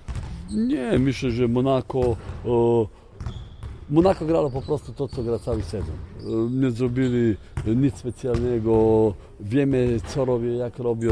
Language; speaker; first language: Polish; non-native, fluent; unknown